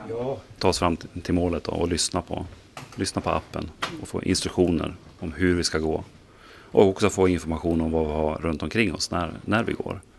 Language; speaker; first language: Swedish; native; Swedish